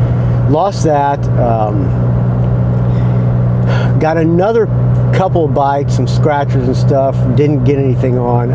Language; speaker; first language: English; native; English